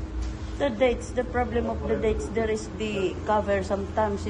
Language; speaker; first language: English; non-native, local second language; Filipino